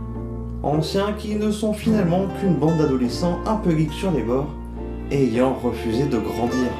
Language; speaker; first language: French; native; French